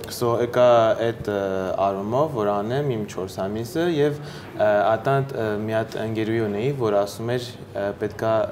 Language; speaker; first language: Armenian; early bilingual, heritage; Armenian